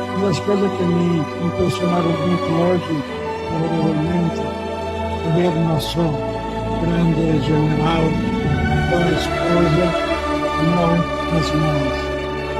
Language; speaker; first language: Portuguese; non-native, fluent; Italian